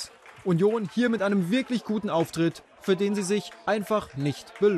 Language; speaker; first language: German; native; German